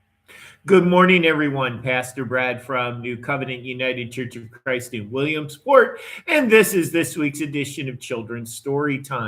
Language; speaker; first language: English; native; English